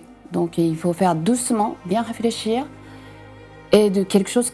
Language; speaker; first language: French; non-native, fluent; Japanese